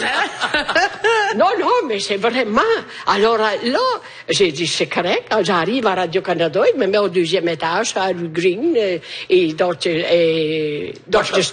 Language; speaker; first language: French; non-native, fluent; Italian